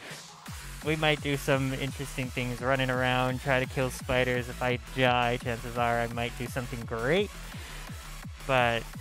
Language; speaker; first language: English; native; English